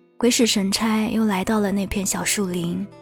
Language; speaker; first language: Chinese; native; Chinese